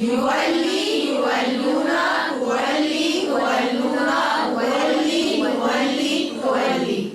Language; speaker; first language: Arabic; non-native, learner; Urdu